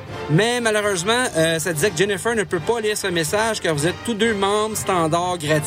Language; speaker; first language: French; native; French